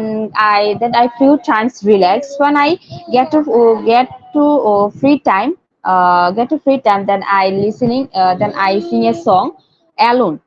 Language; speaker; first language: English; non-native, learner; Bangla